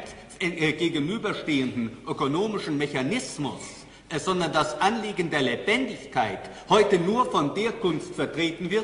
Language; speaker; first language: German; native; German